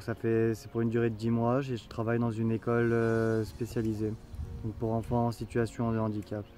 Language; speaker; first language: French; native; French